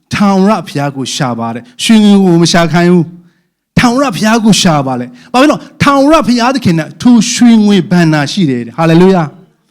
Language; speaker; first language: Burmese; non-native, local second language; Hakha Chin